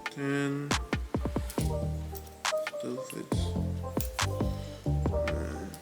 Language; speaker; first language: English; native; English